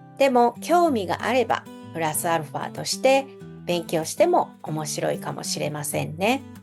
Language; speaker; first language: Japanese; native; Japanese